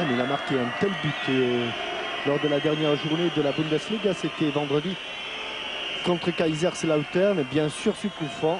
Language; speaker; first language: French; native; French